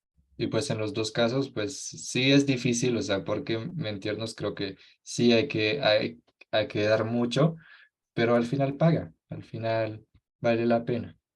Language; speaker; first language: Spanish; non-native, fluent; French